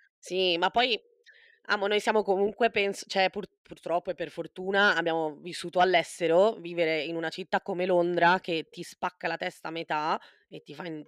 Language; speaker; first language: Italian; native; Italian